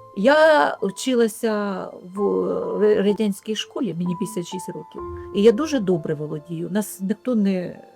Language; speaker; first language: Ukrainian; non-native, local second language; Russian